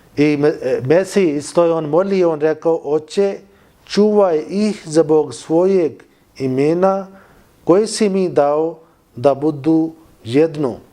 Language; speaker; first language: Bosnian; non-native, learner; Urdu